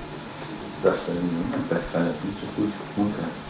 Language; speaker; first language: Hungarian; early bilingual, heritage; Hungarian